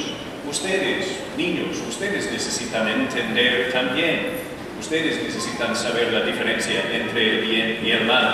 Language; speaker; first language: Spanish; non-native, fluent; English